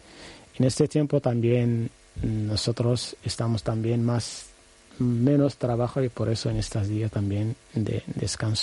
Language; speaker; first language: Spanish; non-native, learner; Arabic